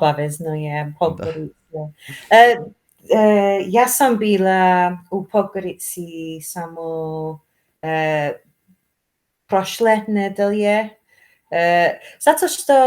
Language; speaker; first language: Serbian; non-native, learner; English